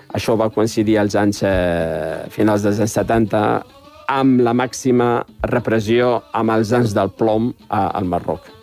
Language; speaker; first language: Catalan; non-native, fluent; Arabic